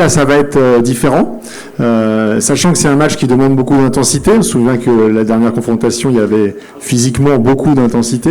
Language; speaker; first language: French; native; French